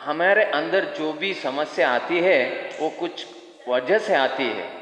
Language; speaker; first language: Hindi; non-native, local second language; Kannada